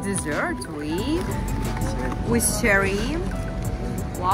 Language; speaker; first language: English; non-native, learner; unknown